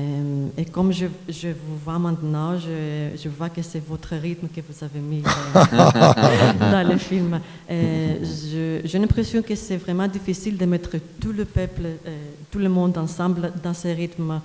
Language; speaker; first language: French; non-native, fluent; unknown